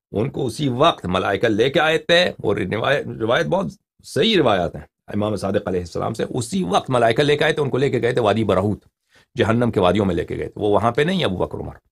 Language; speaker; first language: Urdu; non-native, fluent; Persian